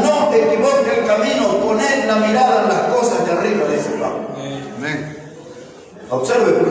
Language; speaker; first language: Spanish; native; Spanish